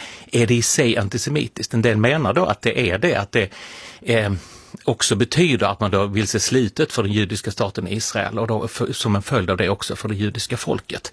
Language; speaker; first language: Swedish; native; Swedish